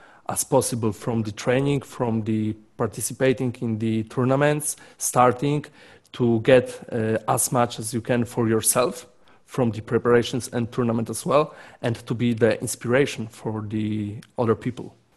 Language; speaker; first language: English; non-native, fluent; Polish